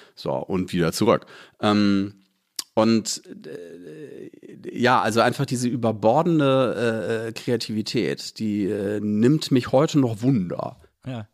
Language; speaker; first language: German; native; German